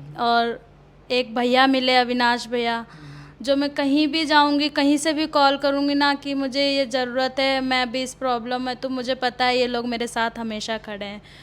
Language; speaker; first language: Hindi; early bilingual, other home language; Odia